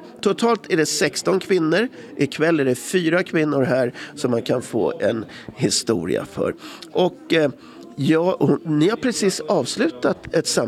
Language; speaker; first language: Swedish; native; Swedish